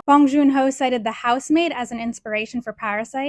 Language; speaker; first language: English; native; English